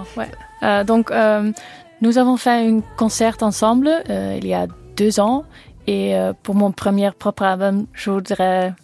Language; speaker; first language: French; non-native, learner; Dutch